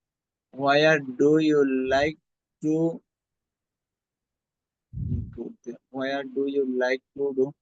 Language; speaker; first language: English; non-native, learner; Bangla